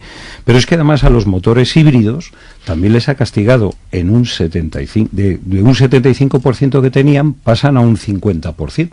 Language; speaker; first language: Spanish; native; Spanish